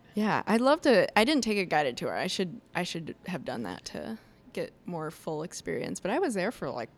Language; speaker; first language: English; native; English